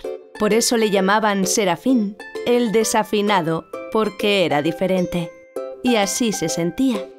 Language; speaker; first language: Spanish; native; Spanish